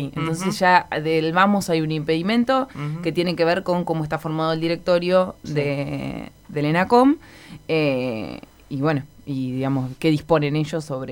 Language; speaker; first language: Spanish; native; Spanish